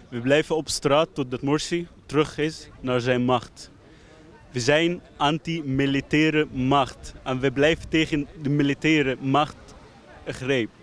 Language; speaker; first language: Dutch; non-native, learner; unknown